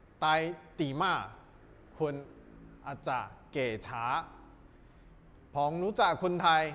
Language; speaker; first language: Thai; non-native, learner; Chinese